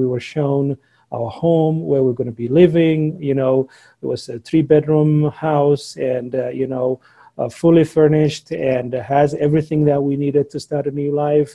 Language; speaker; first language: English; non-native, fluent; Somali